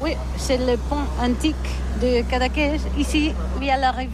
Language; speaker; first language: French; non-native, learner; Catalan